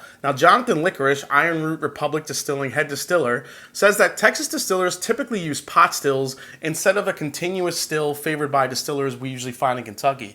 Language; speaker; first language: English; native; English